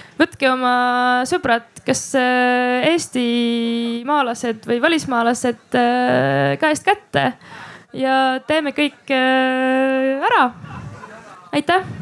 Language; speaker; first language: Estonian; non-native, local second language; Russian